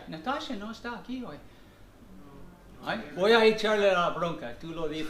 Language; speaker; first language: Spanish; non-native, fluent; English